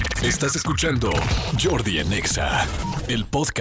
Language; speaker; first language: Spanish; native; Spanish